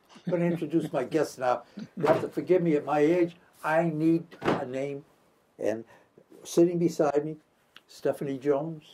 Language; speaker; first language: English; native; English